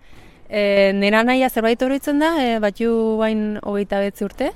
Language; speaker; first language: Basque; early bilingual, other home language; Spanish